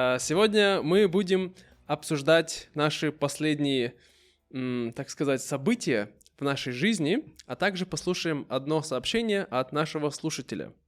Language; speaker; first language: Russian; native; Russian